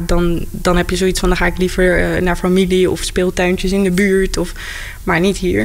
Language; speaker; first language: Dutch; native; Dutch